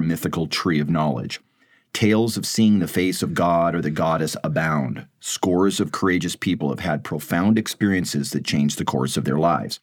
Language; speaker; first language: English; native; English